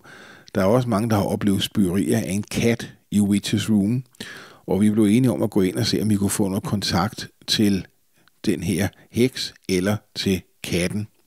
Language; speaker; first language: Danish; native; Danish